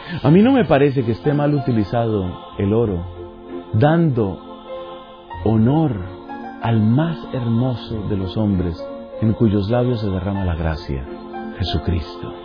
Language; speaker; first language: Spanish; native; Spanish